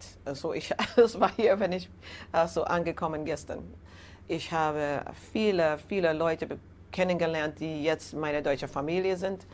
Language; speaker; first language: German; non-native, learner; English